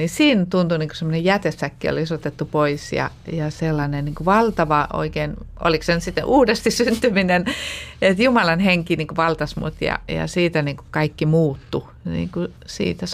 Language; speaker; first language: Finnish; native; Finnish